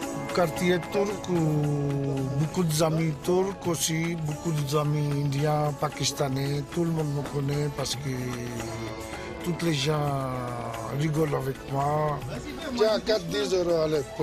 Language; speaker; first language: French; non-native, learner; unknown